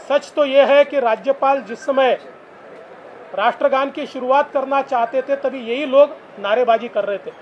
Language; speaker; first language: Hindi; non-native, local second language; Marathi